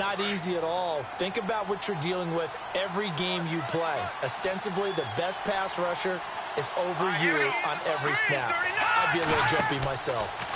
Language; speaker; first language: English; native; English